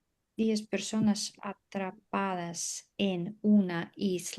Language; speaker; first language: Spanish; non-native, learner; Russian